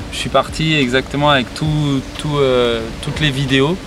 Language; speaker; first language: French; native; French